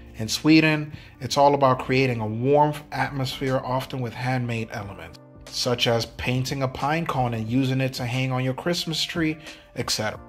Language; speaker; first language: English; native; English